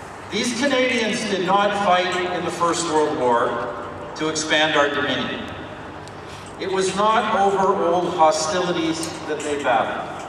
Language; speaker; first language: English; native; English